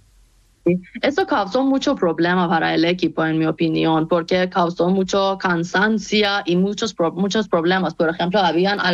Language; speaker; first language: Spanish; non-native, fluent; Persian